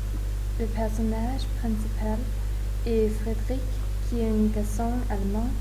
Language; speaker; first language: French; non-native, learner; German